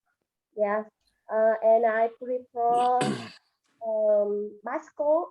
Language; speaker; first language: English; non-native, learner; Vietnamese